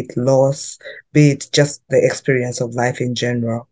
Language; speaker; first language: English; non-native, local second language; Ganda